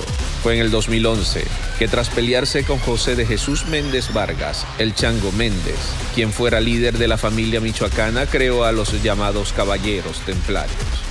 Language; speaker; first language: Spanish; native; Spanish